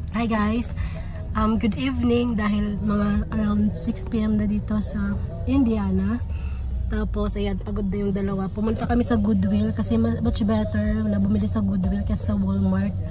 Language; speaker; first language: Filipino; non-native, local second language; Bikol